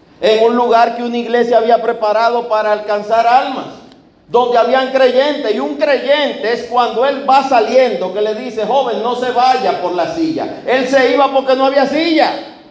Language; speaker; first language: Spanish; native; Spanish